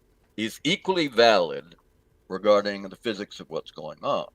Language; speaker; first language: English; native; English